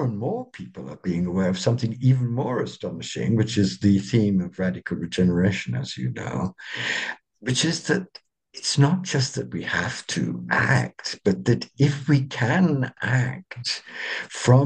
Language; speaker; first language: English; native; English